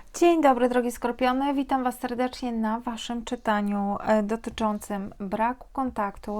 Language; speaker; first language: Polish; native; Polish